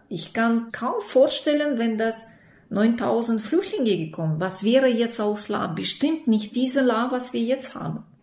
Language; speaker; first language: German; non-native, fluent; Russian